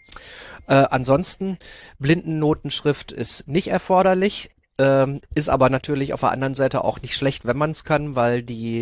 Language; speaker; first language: German; native; German